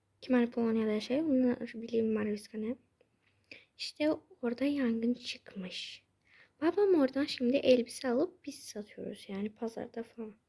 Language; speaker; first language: Turkish; early bilingual, heritage; Turkish